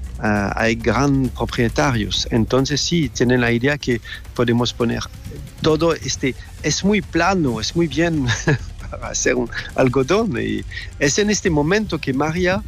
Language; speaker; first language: Spanish; non-native, fluent; French